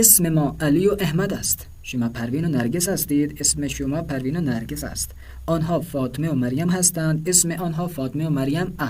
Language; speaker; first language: Persian; non-native, fluent; Urdu